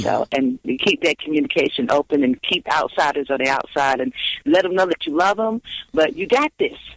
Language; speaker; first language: English; native; English